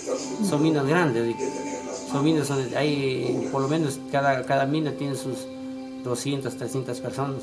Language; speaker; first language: Spanish; native; Spanish